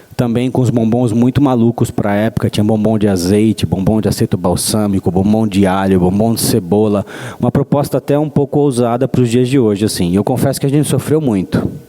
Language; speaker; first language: Portuguese; native; Portuguese